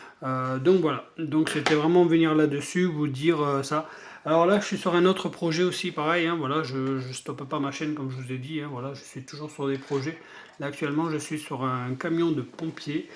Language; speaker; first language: French; native; French